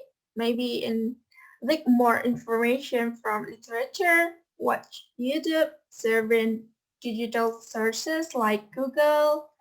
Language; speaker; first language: English; non-native, fluent; Indonesian